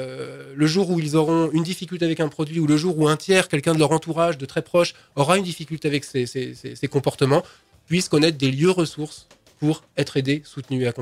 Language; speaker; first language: French; native; French